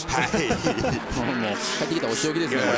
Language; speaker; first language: Japanese; native; Japanese